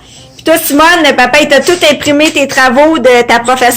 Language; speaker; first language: French; native; French